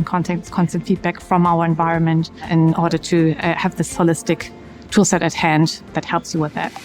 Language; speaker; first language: English; non-native, fluent; German